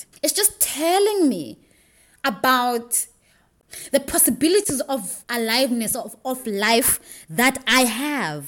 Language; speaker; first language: English; non-native, local second language; Xhosa